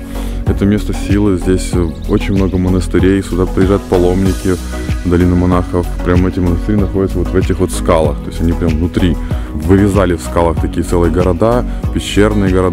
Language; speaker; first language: Russian; native; Russian